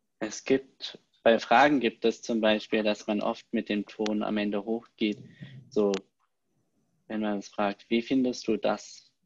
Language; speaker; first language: German; native; German